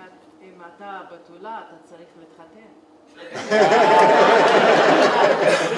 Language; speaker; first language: Hebrew; non-native, local second language; Arabic